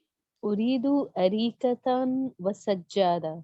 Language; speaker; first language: Arabic; non-native, learner; Urdu